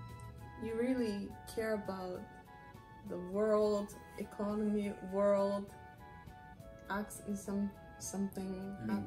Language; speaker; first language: English; non-native, learner; Japanese